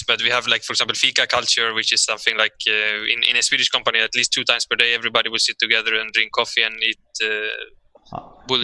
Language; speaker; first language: English; non-native, fluent; Swedish